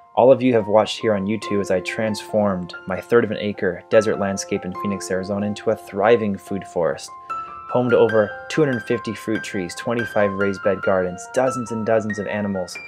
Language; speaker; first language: English; native; English